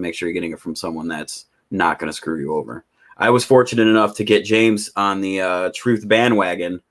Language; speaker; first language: English; native; English